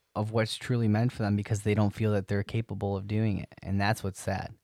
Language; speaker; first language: English; native; English